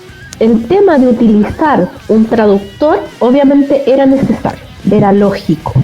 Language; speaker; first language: Spanish; native; Spanish